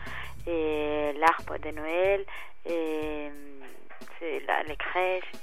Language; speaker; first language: French; non-native, fluent; Spanish